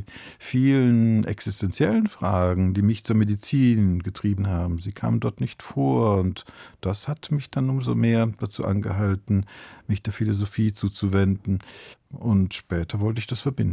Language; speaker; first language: German; early bilingual, other home language; Italian